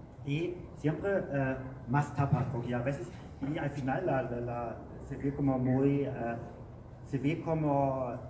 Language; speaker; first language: Spanish; non-native, learner; German